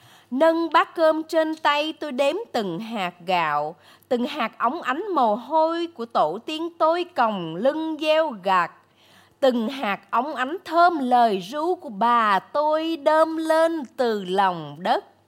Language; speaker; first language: Vietnamese; native; Vietnamese